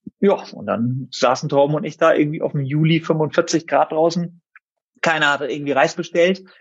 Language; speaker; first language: German; native; German